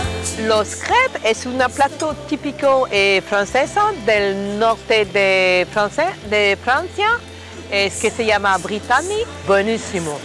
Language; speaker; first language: Spanish; non-native, learner; French